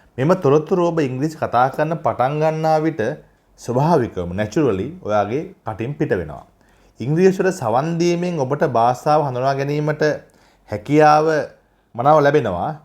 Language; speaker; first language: Sinhala; native; Sinhala